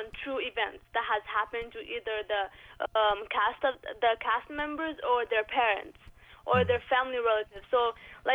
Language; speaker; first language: English; early bilingual, other home language; Rohingya